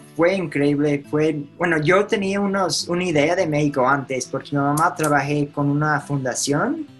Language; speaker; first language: Spanish; non-native, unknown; English